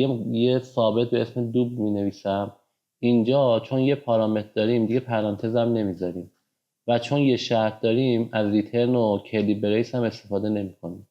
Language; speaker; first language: Persian; native; Persian